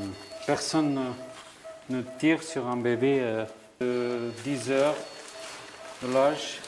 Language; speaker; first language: French; non-native, fluent; Persian